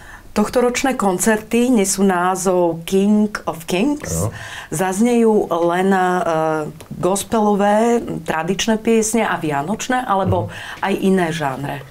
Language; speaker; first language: Slovak; native; Slovak